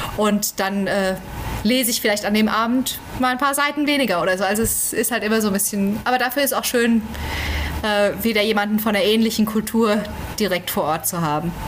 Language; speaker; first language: German; native; German